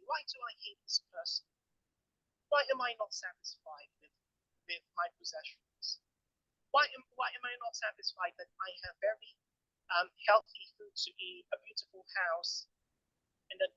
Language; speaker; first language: English; non-native, fluent; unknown